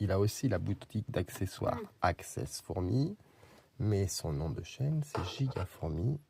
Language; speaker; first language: French; native; French